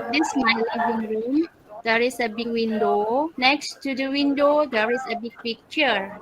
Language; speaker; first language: English; non-native, learner; Indonesian